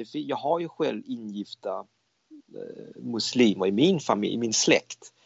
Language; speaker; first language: Swedish; early bilingual, other home language; Cantonese